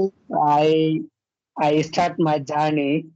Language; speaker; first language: English; non-native, learner; Bangla